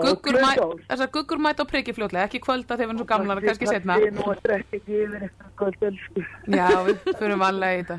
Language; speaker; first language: Icelandic; native; Icelandic